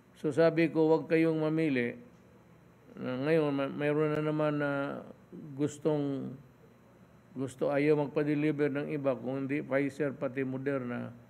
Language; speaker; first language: Filipino; non-native, local second language; Cebuano